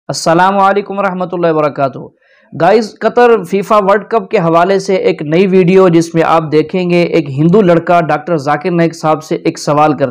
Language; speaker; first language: Hindi; native; Hindi